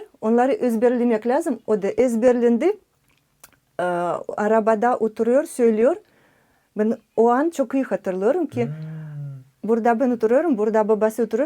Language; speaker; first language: Turkish; non-native, learner; Russian